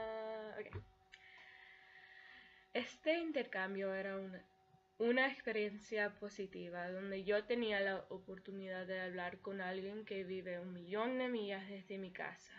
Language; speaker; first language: Spanish; early bilingual, heritage; Spanish